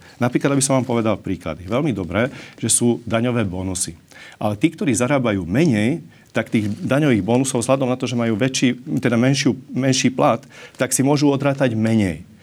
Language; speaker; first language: Slovak; non-native, local second language; Hungarian